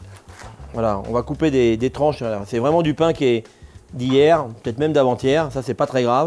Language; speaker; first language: French; native; French